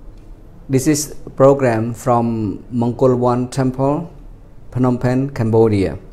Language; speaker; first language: English; non-native, fluent; Khmer